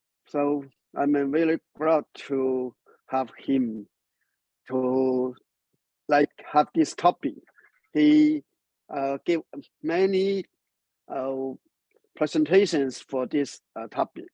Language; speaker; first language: English; non-native, learner; Chinese